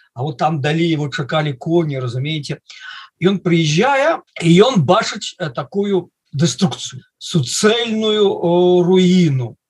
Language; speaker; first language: Belarusian; non-native, local second language; Russian